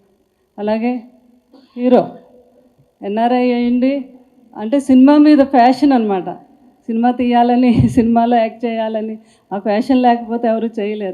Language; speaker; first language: Telugu; native; Telugu